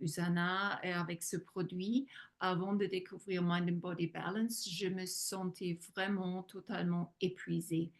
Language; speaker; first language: French; non-native, fluent; German